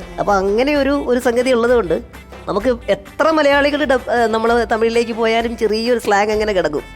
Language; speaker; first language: Malayalam; native; Malayalam